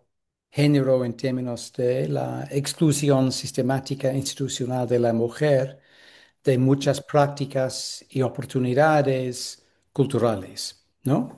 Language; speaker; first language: Spanish; non-native, fluent; English